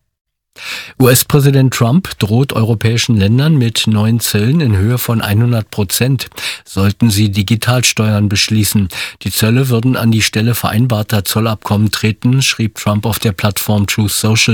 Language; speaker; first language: German; native; German